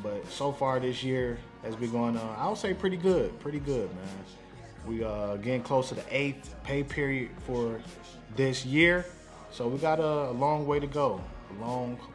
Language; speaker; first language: English; native; English